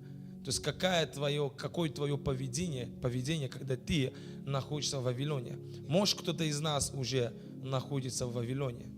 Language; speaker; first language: Russian; non-native, fluent; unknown